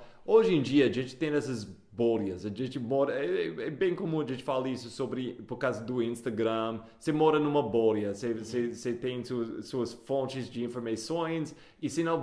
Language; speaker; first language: Portuguese; non-native, fluent; English